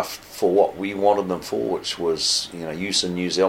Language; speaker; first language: English; native; English